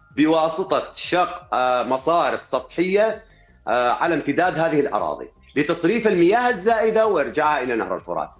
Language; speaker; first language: Arabic; native; Arabic